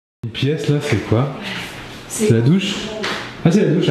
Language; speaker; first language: French; native; French